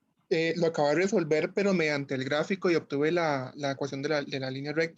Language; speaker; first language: Spanish; native; Spanish